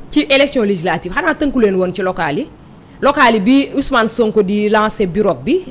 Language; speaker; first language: Wolof; native; Wolof